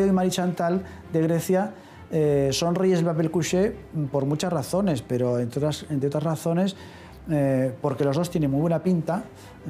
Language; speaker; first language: Spanish; native; Spanish